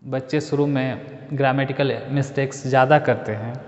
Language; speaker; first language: Hindi; native; Hindi